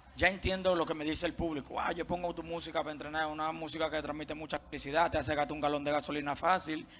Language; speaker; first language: Spanish; native; Spanish